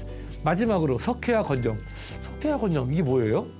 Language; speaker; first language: Korean; native; Korean